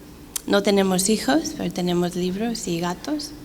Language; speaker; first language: Spanish; non-native, fluent; English